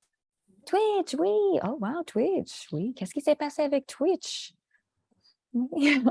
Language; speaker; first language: French; non-native, fluent; English